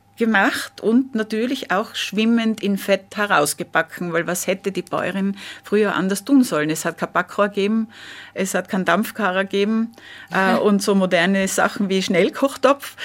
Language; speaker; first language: German; native; German